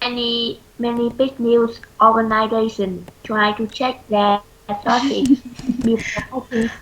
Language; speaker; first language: English; non-native, learner; Vietnamese